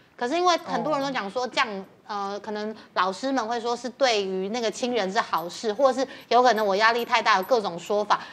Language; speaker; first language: Chinese; native; Chinese